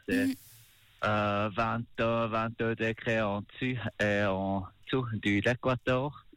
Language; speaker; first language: French; non-native, learner; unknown